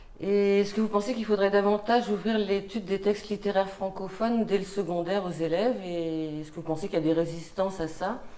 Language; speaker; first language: French; native; French